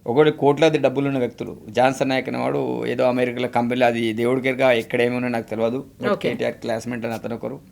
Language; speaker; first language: Telugu; non-native, local second language; Gondi